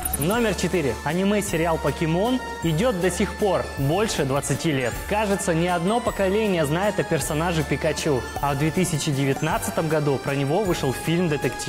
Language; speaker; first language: Russian; native; Russian